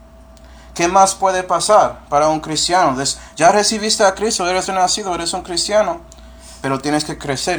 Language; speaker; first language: Spanish; early bilingual, heritage; Spanish